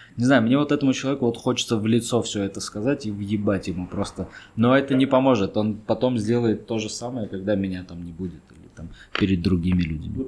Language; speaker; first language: Russian; early bilingual, other home language; Armenian